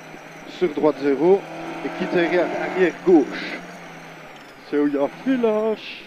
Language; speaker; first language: French; native; French